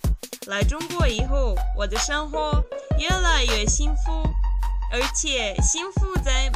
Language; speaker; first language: Chinese; non-native, learner; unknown